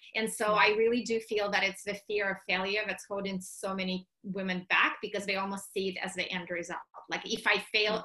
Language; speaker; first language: English; non-native, fluent; Russian